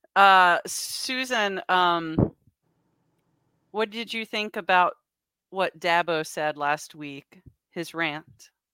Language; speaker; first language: English; native; English